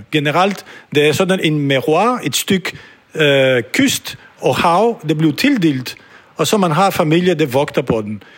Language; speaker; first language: Danish; non-native, fluent; French